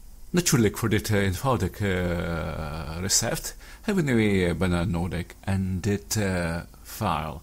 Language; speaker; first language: Dutch; non-native, learner; Filipino